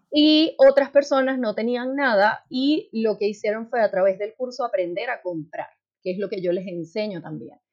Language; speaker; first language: Spanish; native; Spanish